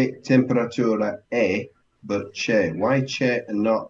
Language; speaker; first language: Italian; non-native, learner; English